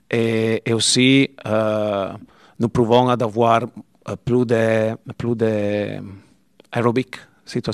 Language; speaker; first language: French; non-native, learner; Italian